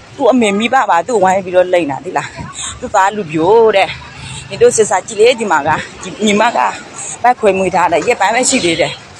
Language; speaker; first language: Burmese; non-native, local second language; Karen languages